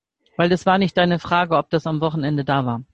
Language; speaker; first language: German; native; German